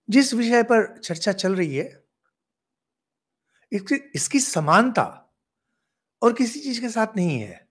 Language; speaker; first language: Hindi; non-native, local second language; Bangla